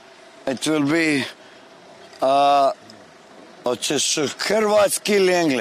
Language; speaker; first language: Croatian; non-native, learner; Portuguese